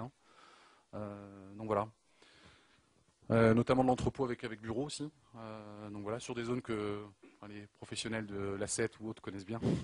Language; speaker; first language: French; native; French